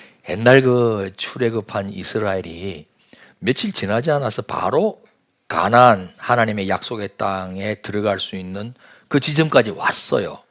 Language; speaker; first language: Korean; native; Korean